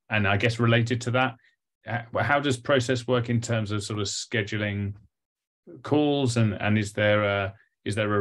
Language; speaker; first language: English; native; English